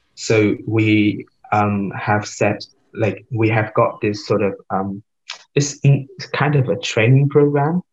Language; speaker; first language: English; non-native, fluent; Vietnamese